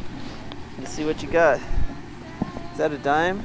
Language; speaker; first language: English; native; English